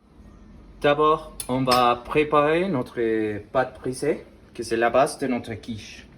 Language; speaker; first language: French; non-native, learner; Spanish